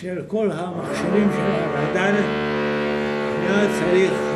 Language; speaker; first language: Hebrew; non-native, fluent; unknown